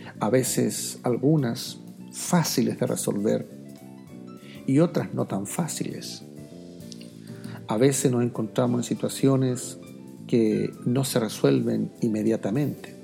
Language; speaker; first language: Spanish; native; Spanish